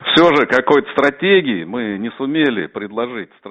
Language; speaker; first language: Russian; native; Russian